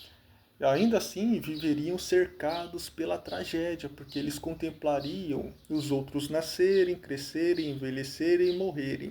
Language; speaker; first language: Portuguese; native; Portuguese